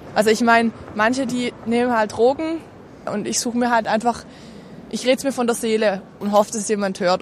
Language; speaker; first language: German; native; German